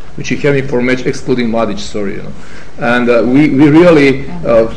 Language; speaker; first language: English; non-native, fluent; Serbian